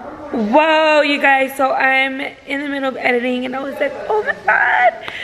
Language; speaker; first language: English; early bilingual, other home language; Spanish